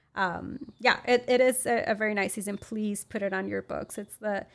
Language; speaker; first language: English; non-native, fluent; Spanish